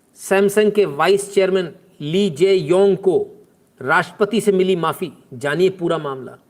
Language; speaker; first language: Hindi; native; Hindi